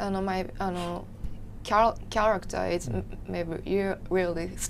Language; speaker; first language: English; non-native, learner; Japanese